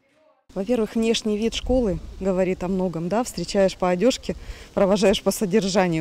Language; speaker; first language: Russian; native; Russian